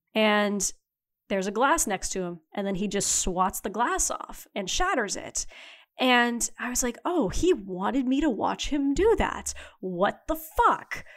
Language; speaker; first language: English; native; English